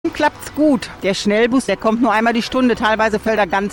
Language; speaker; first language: German; native; German